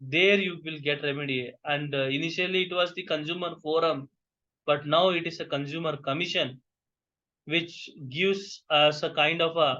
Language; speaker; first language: English; non-native, local second language; Kannada